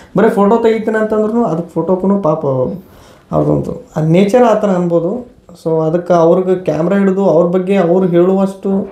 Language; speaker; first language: Kannada; native; Kannada